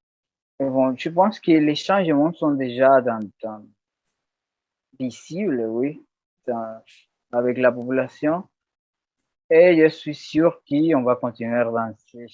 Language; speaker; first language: French; non-native, learner; Spanish